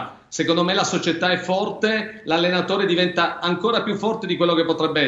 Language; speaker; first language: Italian; native; Italian